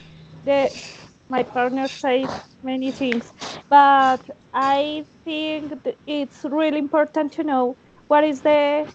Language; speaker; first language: English; non-native, learner; Spanish